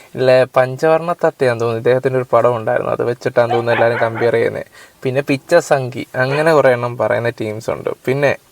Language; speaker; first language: Malayalam; native; Malayalam